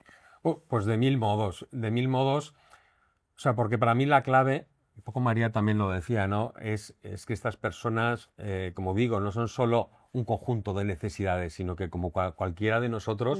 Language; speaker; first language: Spanish; native; Spanish